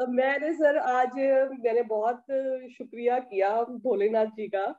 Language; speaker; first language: Hindi; native; Hindi